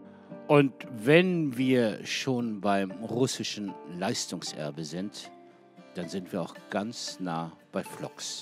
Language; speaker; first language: German; native; German